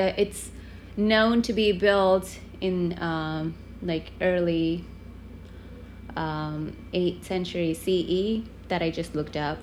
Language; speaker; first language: English; non-native, local second language; Tamil